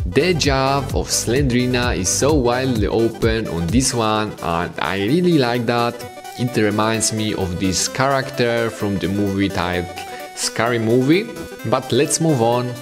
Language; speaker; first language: English; non-native, fluent; Polish